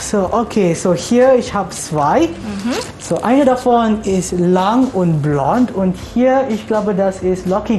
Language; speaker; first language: German; non-native, learner; Malay